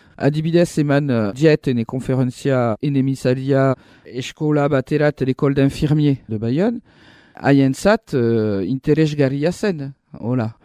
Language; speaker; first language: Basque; non-native, local second language; French